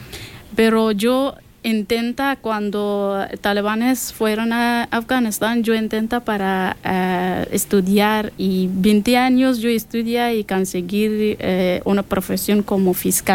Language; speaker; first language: Spanish; non-native, learner; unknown